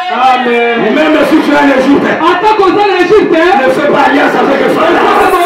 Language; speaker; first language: French; non-native, local second language; Lingala